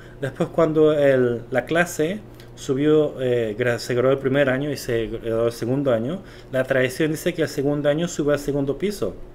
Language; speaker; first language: Spanish; non-native, fluent; Korean